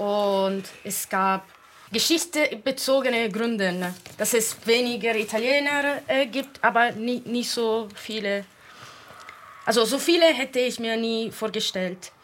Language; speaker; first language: German; non-native, fluent; Italian